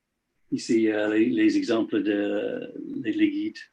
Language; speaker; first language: French; non-native, learner; English